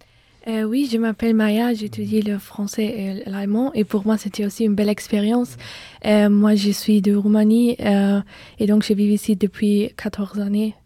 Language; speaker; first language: French; non-native, fluent; Romanian